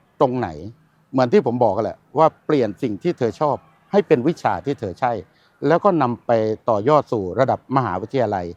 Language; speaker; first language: Thai; native; Thai